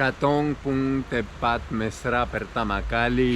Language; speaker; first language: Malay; non-native, fluent; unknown